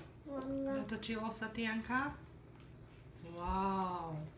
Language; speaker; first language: Slovak; native; Slovak